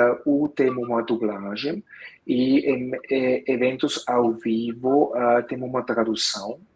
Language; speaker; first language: Portuguese; non-native, fluent; Swiss German